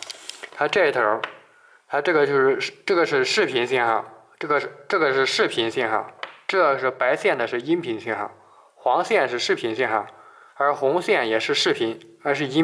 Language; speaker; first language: Chinese; native; Chinese